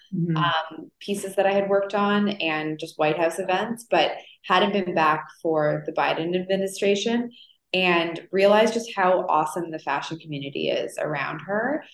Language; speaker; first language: English; native; English